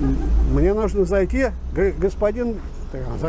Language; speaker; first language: Russian; native; Russian